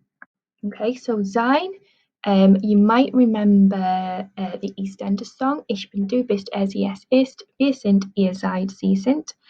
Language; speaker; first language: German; non-native, fluent; English